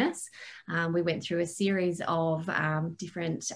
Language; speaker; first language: English; native; English